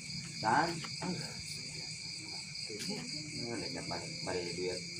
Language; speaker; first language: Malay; non-native, local second language; Sundanese